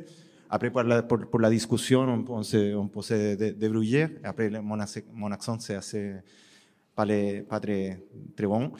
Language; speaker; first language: French; non-native, learner; Spanish